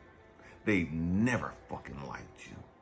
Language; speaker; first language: English; native; English